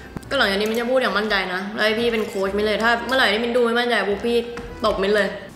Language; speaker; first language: Thai; native; Thai